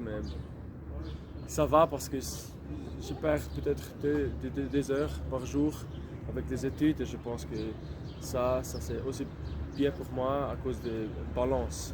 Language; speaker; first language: French; non-native, local second language; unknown